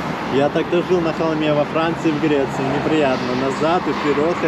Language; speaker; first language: Russian; non-native, local second language; Georgian